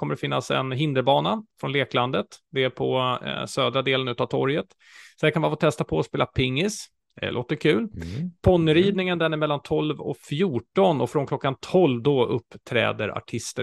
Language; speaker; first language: Swedish; native; Swedish